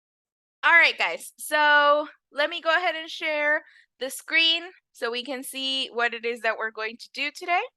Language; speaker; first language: English; non-native, fluent; Spanish